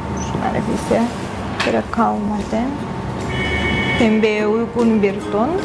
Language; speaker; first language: Turkish; non-native, fluent; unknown